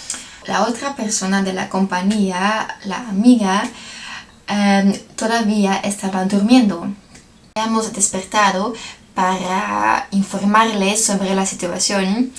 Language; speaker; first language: Spanish; non-native, learner; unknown